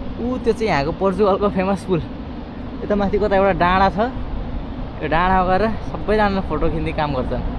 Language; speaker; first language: Nepali; native; Nepali